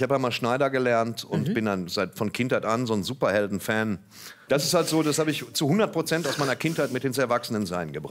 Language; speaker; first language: German; native; German